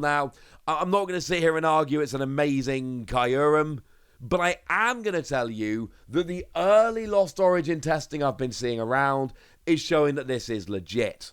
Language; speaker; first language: English; native; English